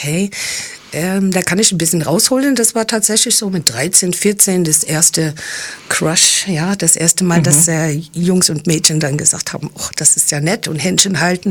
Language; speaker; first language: German; early bilingual, other home language; English